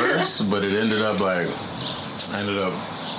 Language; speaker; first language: English; native; English